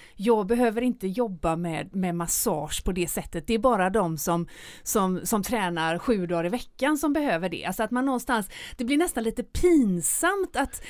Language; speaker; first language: Swedish; native; Swedish